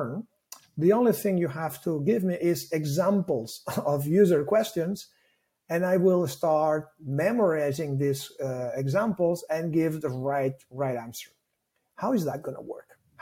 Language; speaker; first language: English; non-native, fluent; Catalan